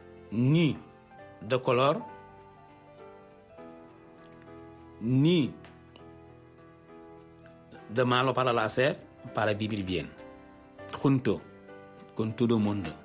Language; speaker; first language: Spanish; non-native, learner; Wolof